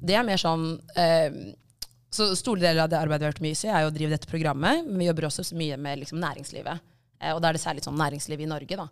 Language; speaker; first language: Norwegian; early bilingual, other home language; Tigrinya